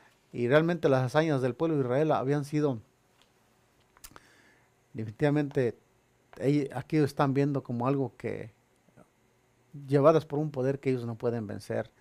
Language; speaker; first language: Spanish; native; Spanish